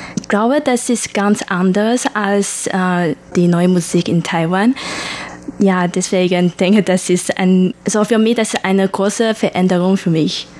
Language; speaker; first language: German; non-native, learner; Chinese